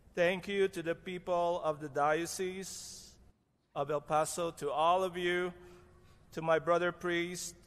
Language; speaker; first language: English; non-native, local second language; Cebuano